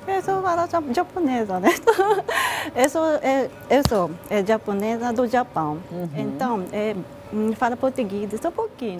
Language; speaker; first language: Portuguese; non-native, learner; Japanese